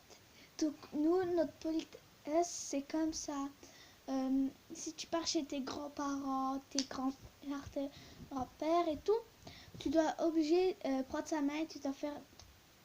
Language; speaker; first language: French; early bilingual, other home language; Turkish